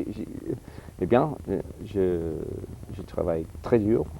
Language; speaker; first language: French; early bilingual, heritage; English